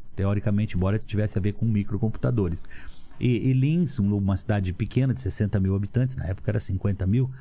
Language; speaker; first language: Portuguese; native; Portuguese